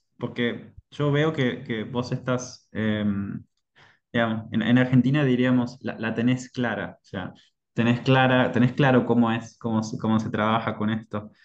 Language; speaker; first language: Spanish; native; Spanish